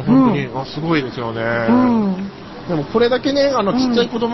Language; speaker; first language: Japanese; native; Japanese